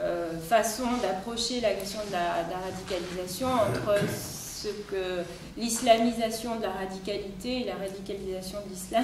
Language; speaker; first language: French; native; French